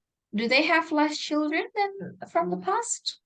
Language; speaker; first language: English; non-native, fluent; Indonesian